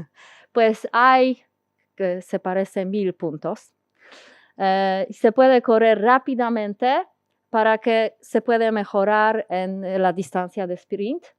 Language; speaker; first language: Spanish; non-native, learner; Polish